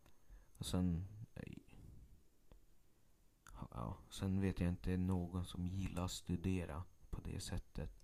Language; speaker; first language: Swedish; early bilingual, other home language; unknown